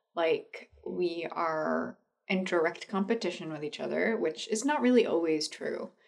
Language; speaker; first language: English; non-native, fluent; Spanish